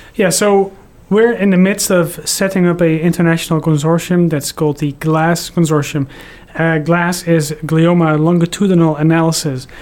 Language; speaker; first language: English; non-native, fluent; Dutch